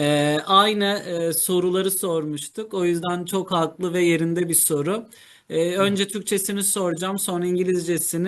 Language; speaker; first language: Turkish; native; Turkish